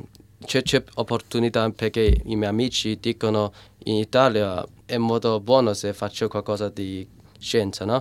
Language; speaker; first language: Italian; non-native, learner; Cantonese